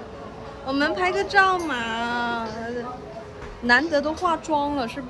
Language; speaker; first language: Chinese; non-native, local second language; Cantonese